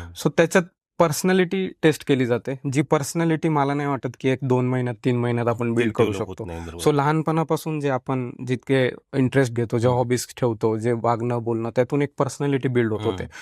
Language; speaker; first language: Marathi; native; Marathi